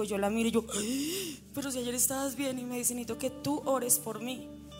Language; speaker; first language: Spanish; native; Spanish